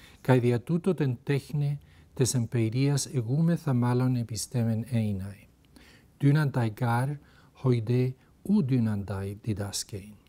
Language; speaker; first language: Greek; non-native, fluent; Spanish